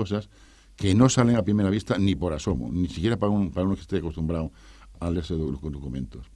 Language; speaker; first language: Spanish; native; Spanish